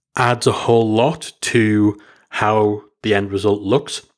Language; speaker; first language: English; native; English